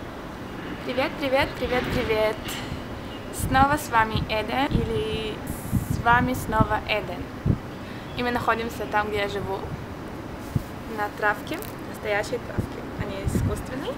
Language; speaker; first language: Russian; early bilingual, heritage; Russian